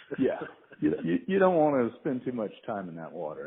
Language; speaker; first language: English; native; English